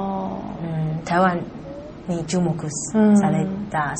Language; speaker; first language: Japanese; non-native, learner; Chinese